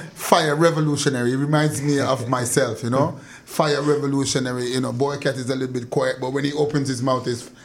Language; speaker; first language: French; non-native, learner; Jamaican Creole English